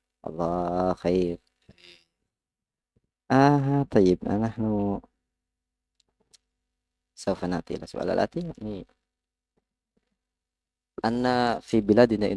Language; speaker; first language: Arabic; non-native, learner; Indonesian